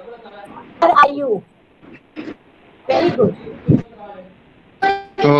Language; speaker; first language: English; non-native, learner; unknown